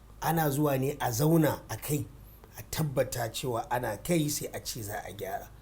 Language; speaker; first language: Hausa; non-native, local second language; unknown